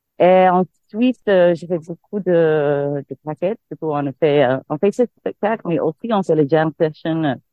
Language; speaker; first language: French; non-native, fluent; English